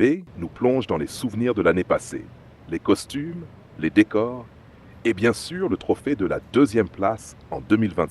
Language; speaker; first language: French; native; French